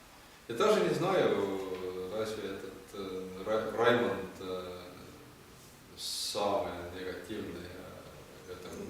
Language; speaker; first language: Russian; non-native, learner; Estonian